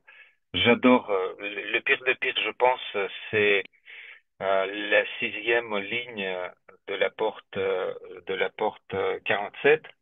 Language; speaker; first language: French; non-native, fluent; Russian